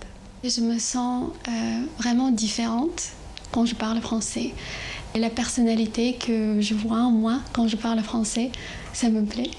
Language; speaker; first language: French; non-native, fluent; Armenian